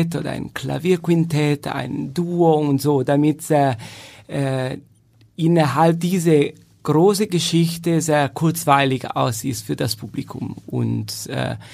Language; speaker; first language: German; non-native, fluent; Italian